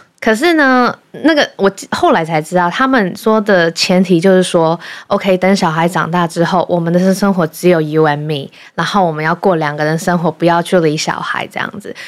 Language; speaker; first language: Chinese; early bilingual, heritage; Chinese